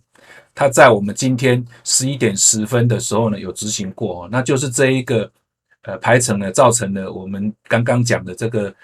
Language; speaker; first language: Chinese; native; Chinese